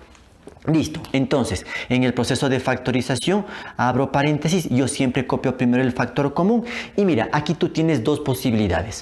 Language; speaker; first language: Spanish; native; Spanish